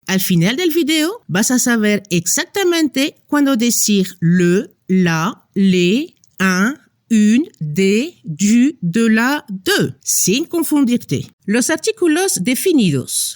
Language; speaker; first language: Spanish; non-native, fluent; French